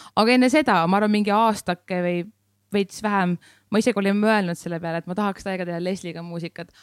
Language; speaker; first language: Estonian; native; Estonian